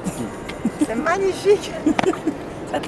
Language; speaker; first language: French; native; French